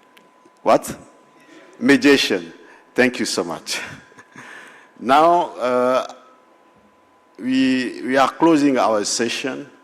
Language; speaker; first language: English; non-native, fluent; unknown